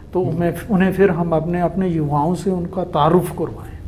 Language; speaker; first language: Hindi; native; Hindi